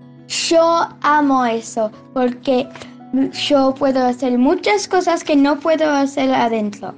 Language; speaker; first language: Spanish; early bilingual, heritage; Spanish